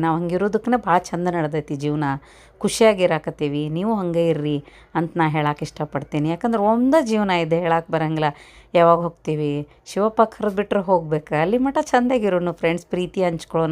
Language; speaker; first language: Kannada; native; Kannada